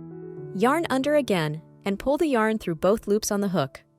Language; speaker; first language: English; non-native, fluent; Chinese